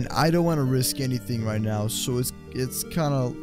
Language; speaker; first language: English; native; English